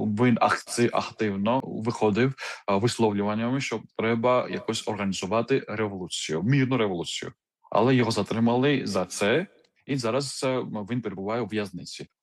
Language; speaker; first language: Ukrainian; non-native, fluent; Georgian